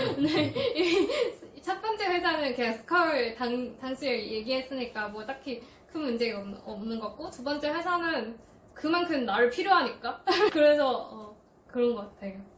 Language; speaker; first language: Korean; non-native, fluent; Chinese